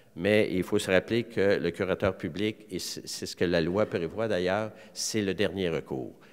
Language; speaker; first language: French; native; French